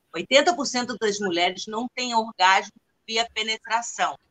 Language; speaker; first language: Portuguese; non-native, fluent; English